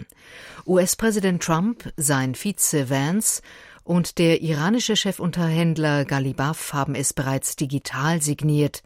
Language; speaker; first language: German; native; German